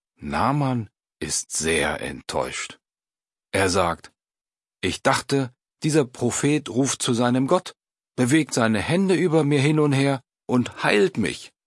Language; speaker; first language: German; native; German